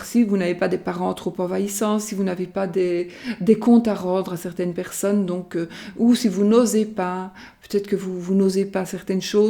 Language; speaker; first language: French; native; French